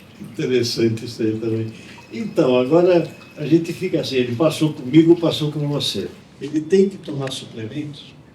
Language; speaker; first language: Portuguese; early bilingual, other home language; Arabic